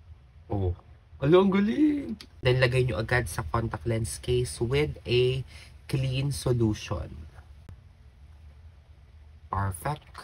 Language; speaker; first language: Filipino; native; Filipino